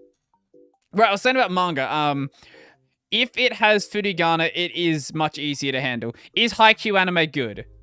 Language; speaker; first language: English; native; English